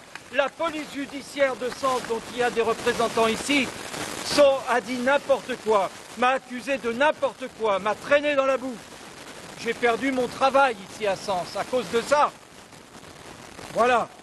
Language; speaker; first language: French; native; French